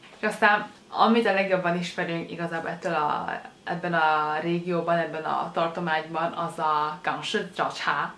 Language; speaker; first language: Hungarian; early bilingual, other home language; Chinese